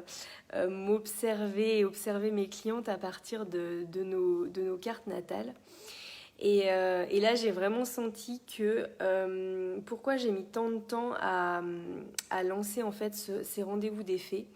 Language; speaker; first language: French; native; French